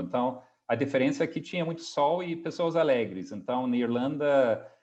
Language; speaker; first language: Portuguese; non-native, fluent; English